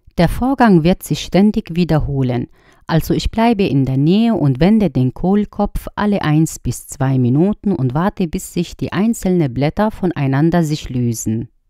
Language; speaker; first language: German; non-native, fluent; Arabic